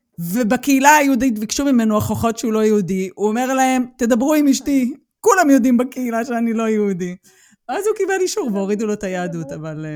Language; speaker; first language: Hebrew; native; Hebrew